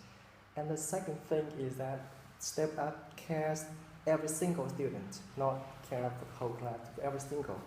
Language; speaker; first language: English; non-native, fluent; Vietnamese